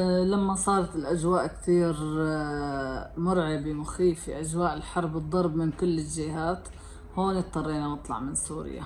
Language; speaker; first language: Arabic; native; Arabic